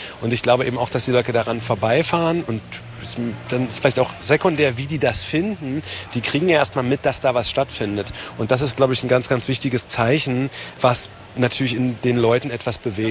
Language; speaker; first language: German; native; German